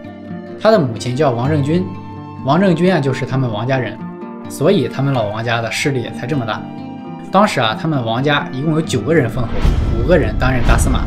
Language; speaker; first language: Chinese; native; Chinese